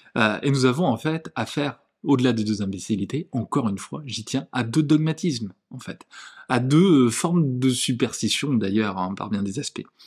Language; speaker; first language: French; native; French